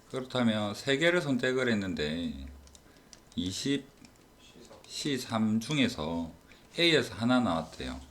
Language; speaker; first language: Korean; native; Korean